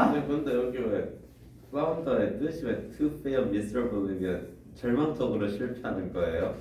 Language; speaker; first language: Korean; native; Korean